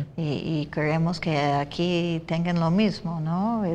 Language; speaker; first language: Spanish; non-native, fluent; English